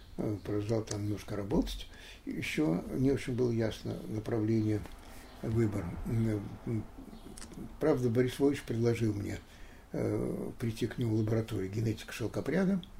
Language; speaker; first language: Russian; native; Russian